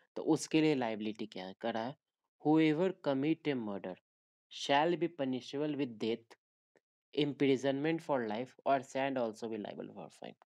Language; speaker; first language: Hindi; native; Hindi